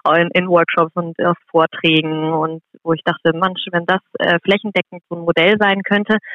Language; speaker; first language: German; native; German